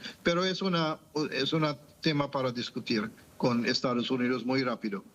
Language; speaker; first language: Spanish; non-native, fluent; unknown